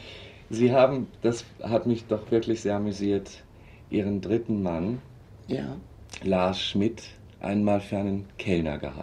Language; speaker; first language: German; native; German